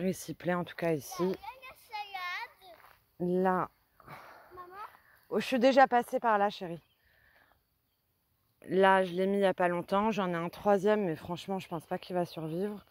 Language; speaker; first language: French; native; French